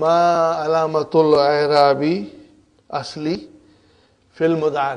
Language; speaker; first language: Arabic; non-native, fluent; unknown